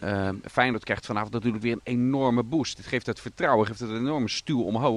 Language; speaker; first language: Dutch; native; Dutch